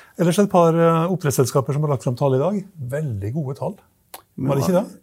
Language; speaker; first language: Norwegian; native; Norwegian